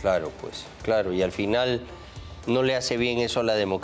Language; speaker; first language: Spanish; native; Spanish